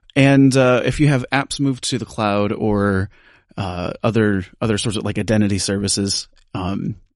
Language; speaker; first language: English; native; English